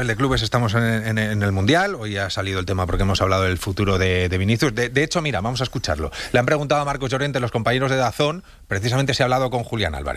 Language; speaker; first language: Spanish; native; Spanish